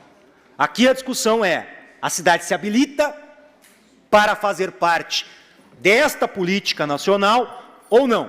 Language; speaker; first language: Portuguese; native; Portuguese